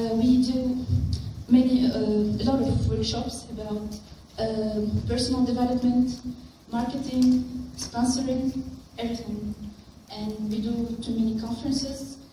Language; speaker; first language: English; non-native, local second language; Arabic